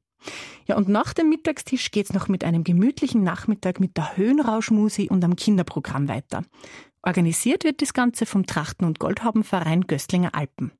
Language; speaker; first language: German; native; German